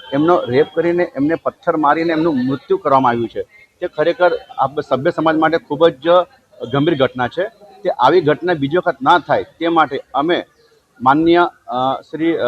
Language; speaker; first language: Gujarati; non-native, local second language; Marathi